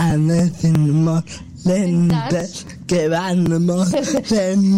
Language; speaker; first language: Catalan; non-native, local second language; Spanish